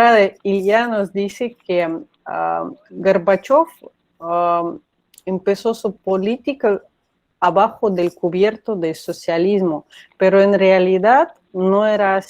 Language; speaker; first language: Spanish; non-native, fluent; Russian